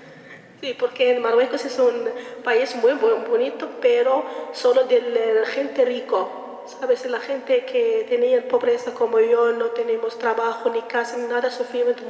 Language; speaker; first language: Spanish; non-native, learner; Arabic